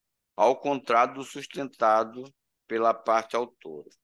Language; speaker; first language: Portuguese; native; Portuguese